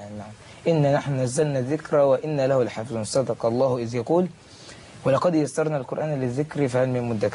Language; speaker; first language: Arabic; native; Arabic